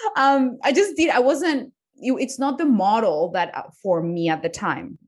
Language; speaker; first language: English; non-native, fluent; Spanish